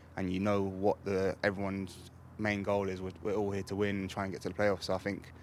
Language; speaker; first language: English; native; English